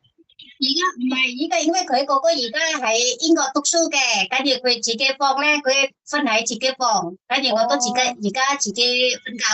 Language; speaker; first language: Cantonese; non-native, learner; Indonesian